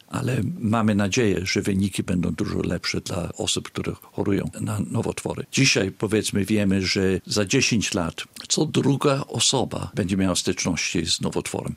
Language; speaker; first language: Polish; early bilingual, heritage; Polish